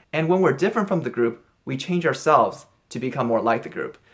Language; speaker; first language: English; early bilingual, other home language; Chinese